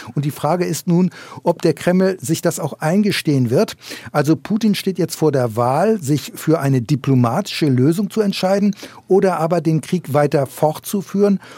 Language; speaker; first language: German; native; German